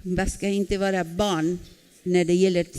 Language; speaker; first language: Swedish; non-native, fluent; Spanish